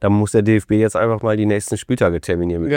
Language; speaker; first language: German; native; German